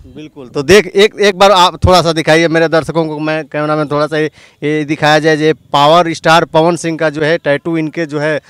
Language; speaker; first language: Hindi; native; Hindi